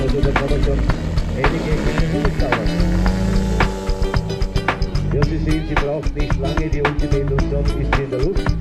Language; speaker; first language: German; native; German